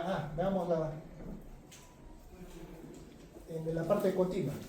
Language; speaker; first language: Spanish; native; Spanish